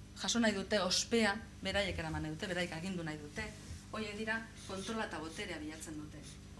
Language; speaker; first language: Basque; native; Basque